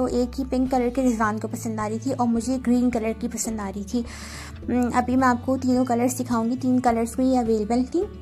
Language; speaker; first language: Urdu; native; Urdu